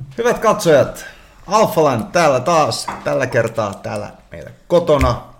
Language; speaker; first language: Finnish; native; Finnish